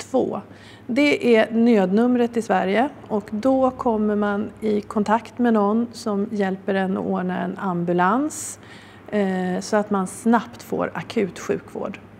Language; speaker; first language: Swedish; native; Swedish